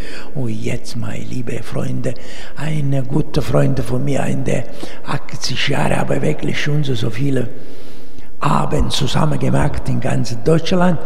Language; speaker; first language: German; non-native, learner; Italian